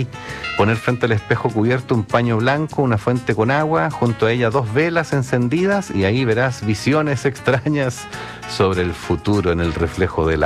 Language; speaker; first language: Spanish; native; Spanish